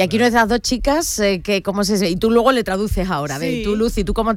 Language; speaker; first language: Spanish; native; Spanish